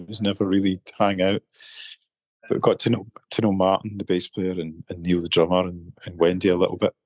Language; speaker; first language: English; native; English